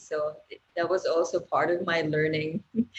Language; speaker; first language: English; non-native, local second language; Cebuano